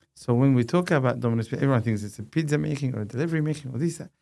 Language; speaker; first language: English; non-native, fluent; Arabic